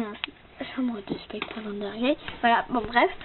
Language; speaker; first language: French; native; French